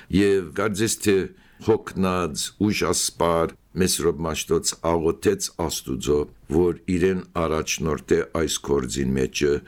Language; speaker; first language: Armenian; early bilingual, heritage; Armenian